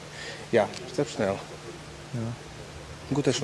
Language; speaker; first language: German; non-native, learner; Slovak